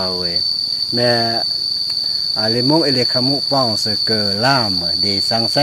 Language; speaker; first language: French; non-native, fluent; Lao